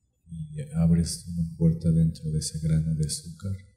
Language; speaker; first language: Spanish; native; Spanish